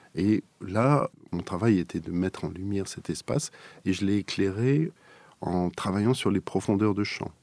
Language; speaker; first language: French; native; French